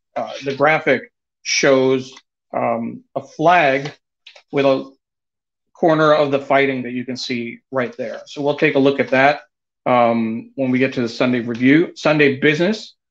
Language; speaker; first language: English; native; English